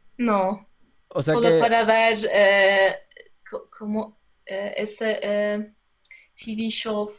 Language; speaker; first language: Spanish; non-native, learner; Turkish